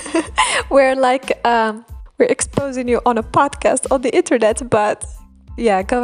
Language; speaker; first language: English; non-native, fluent; Arabic